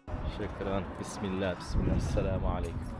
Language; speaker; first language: Arabic; non-native, learner; English